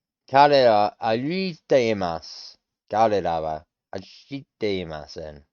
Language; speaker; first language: Japanese; non-native, learner; English